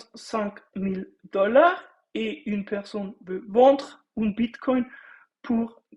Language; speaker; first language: French; non-native, fluent; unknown